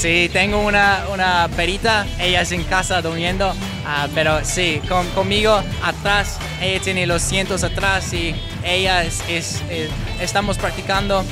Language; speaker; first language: Spanish; non-native, learner; English